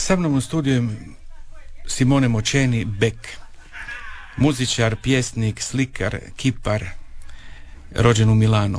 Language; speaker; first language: Serbian; native; Serbian